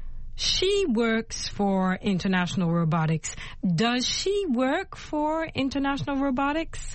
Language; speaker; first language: English; non-native, fluent; French